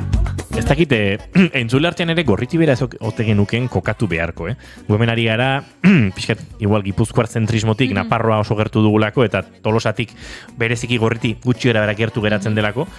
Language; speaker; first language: Basque; native; Basque